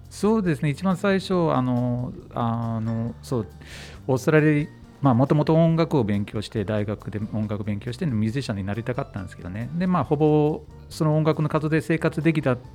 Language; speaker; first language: Japanese; non-native, fluent; English